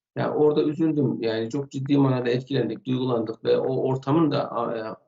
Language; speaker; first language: Turkish; non-native, local second language; Kurdish